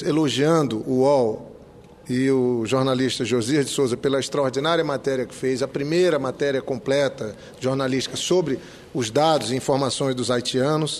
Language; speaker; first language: Portuguese; native; Portuguese